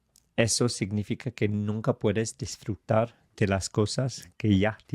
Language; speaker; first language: Spanish; non-native, fluent; English